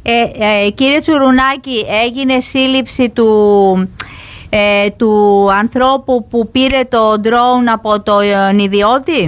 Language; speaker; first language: Greek; native; Greek